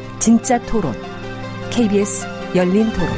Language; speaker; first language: Korean; native; Korean